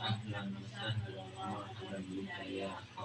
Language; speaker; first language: Arabic; non-native, learner; English